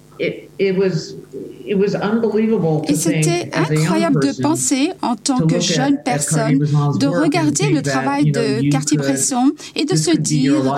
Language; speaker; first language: French; non-native, learner; English